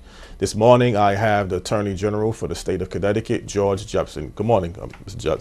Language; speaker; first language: English; native; English